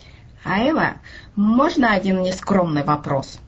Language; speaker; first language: Russian; non-native, fluent; Finnish